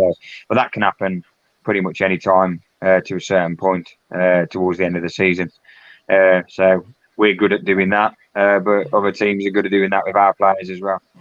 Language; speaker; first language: English; native; English